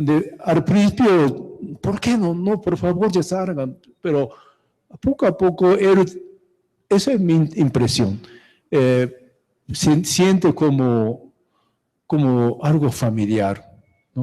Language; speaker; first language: Spanish; non-native, fluent; Japanese